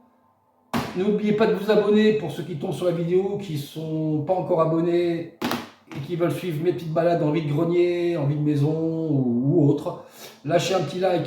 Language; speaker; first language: French; native; French